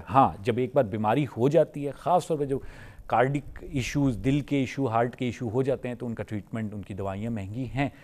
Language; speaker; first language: Urdu; native; Urdu